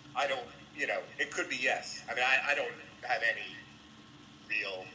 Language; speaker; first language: English; native; English